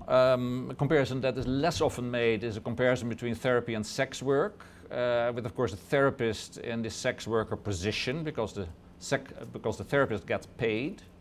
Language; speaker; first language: English; non-native, fluent; Dutch